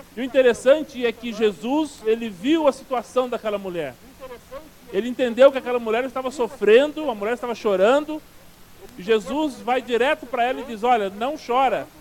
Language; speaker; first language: Portuguese; native; Portuguese